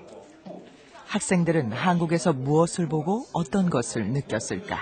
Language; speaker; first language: Korean; native; Korean